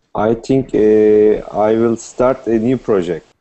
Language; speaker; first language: English; non-native, learner; Turkish